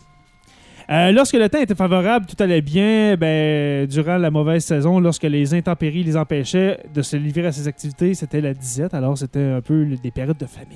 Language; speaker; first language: French; native; French